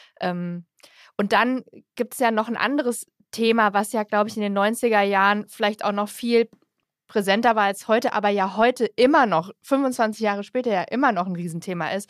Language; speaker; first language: German; native; German